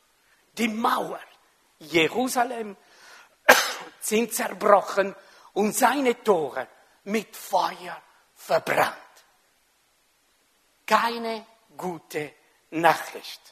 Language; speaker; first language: German; non-native, local second language; French